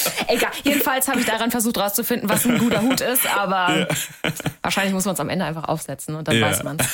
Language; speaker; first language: German; native; German